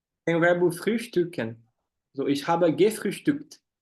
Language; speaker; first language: German; non-native, fluent; Portuguese